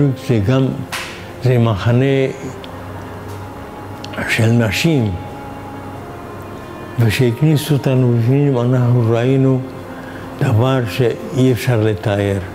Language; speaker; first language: Hebrew; non-native, fluent; Hungarian